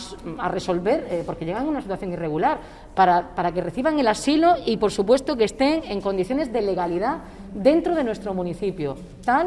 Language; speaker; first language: Spanish; native; Spanish